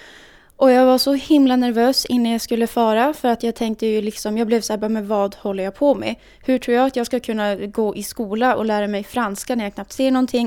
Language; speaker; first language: Swedish; native; Swedish